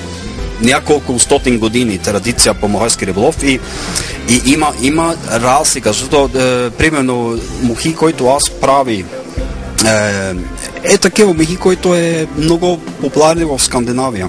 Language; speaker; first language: Bulgarian; non-native, fluent; Norwegian